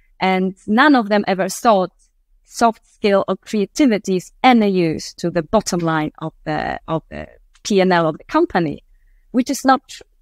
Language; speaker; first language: English; non-native, fluent; Polish